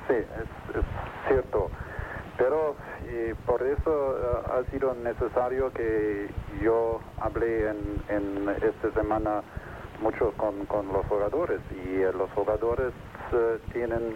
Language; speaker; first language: Spanish; non-native, fluent; German